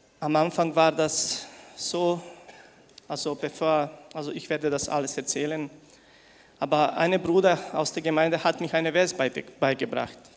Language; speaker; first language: German; non-native, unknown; Bosnian